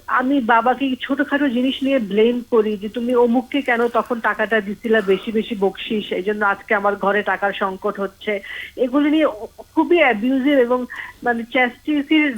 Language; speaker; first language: Bangla; native; Bangla